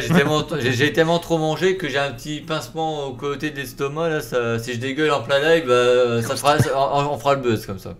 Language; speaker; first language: French; native; French